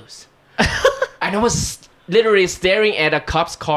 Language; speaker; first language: English; non-native, fluent; Chinese